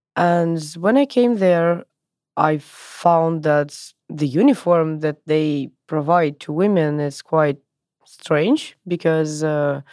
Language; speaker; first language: English; non-native, learner; Russian